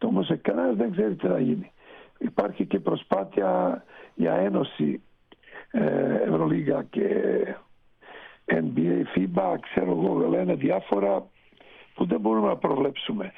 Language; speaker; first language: Greek; non-native, fluent; Serbian